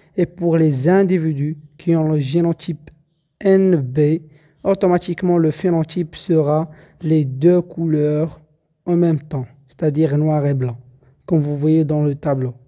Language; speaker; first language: French; non-native, local second language; Arabic